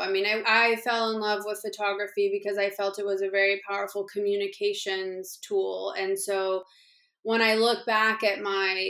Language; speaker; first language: English; native; English